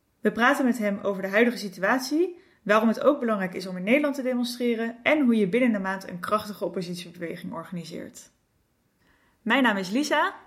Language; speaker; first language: Dutch; native; Dutch